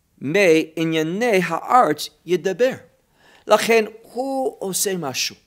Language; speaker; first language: Hebrew; non-native, fluent; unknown